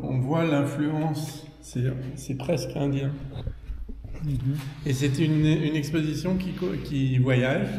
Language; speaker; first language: French; native; French